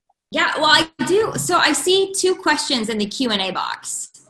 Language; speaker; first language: English; native; English